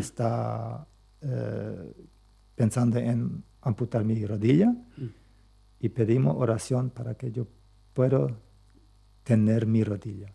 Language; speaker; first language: Spanish; non-native, local second language; Plautdietsch